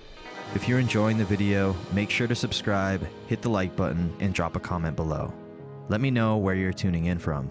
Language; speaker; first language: English; native; English